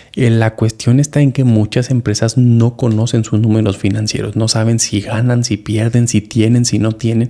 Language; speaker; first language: Spanish; native; Spanish